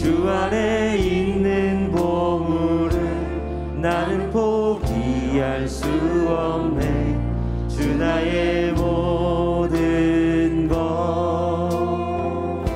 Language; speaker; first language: Korean; native; Korean